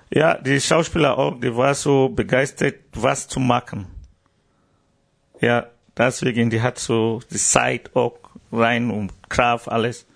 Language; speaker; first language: German; non-native, learner; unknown